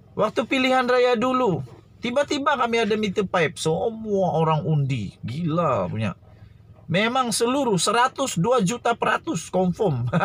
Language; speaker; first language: Malay; native; Malay